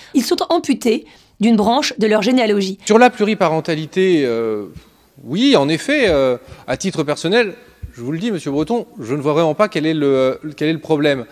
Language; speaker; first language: French; native; French